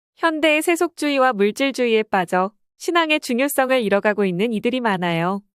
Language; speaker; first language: Korean; native; Korean